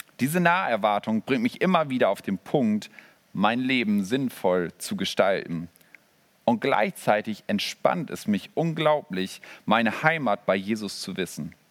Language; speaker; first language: German; native; German